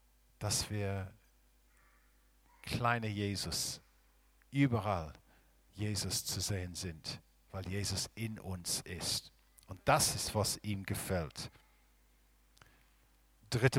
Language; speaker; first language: German; non-native, fluent; English